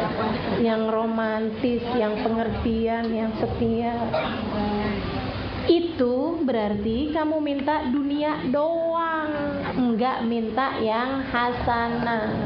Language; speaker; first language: Indonesian; native; Indonesian